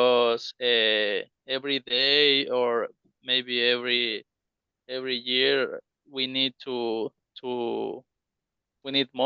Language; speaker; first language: English; non-native, learner; Spanish